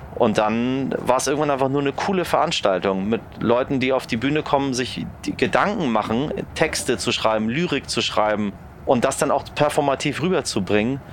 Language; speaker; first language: German; early bilingual, other home language; Persian